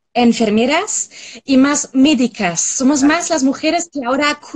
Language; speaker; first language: Spanish; non-native, fluent; German